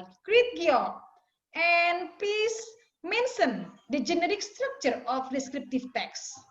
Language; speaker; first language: English; non-native, fluent; Indonesian